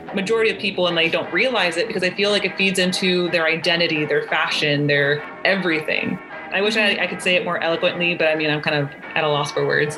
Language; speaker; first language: English; native; English